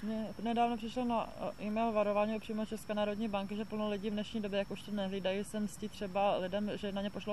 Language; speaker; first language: Czech; native; Czech